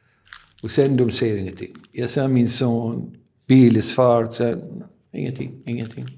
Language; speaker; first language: Swedish; non-native, learner; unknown